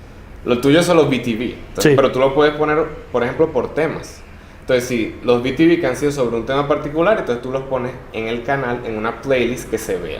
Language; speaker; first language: Spanish; native; Spanish